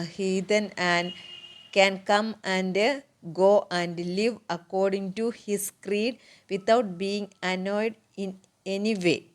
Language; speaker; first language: English; non-native, local second language; Malayalam